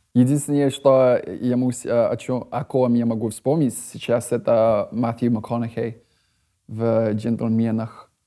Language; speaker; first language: Russian; non-native, fluent; English